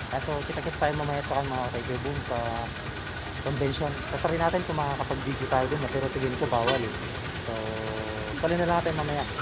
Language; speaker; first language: Filipino; non-native, local second language; Iloko